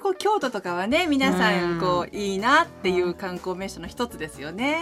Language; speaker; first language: Japanese; native; Japanese